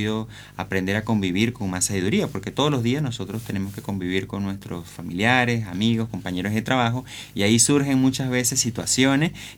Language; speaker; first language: Spanish; native; Spanish